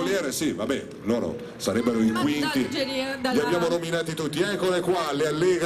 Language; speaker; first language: Italian; native; Italian